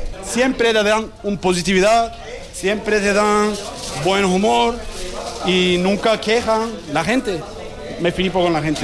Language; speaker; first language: Spanish; non-native, learner; Turkish